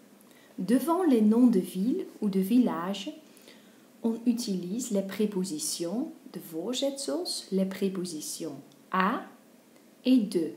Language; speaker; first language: French; non-native, fluent; Dutch